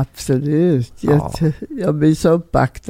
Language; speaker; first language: Swedish; non-native, fluent; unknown